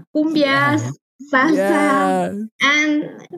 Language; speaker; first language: English; non-native, learner; Spanish